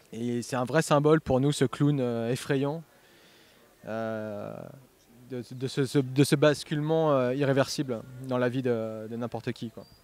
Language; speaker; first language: French; native; French